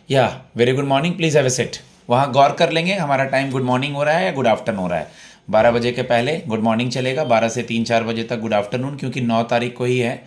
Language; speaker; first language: Hindi; native; Hindi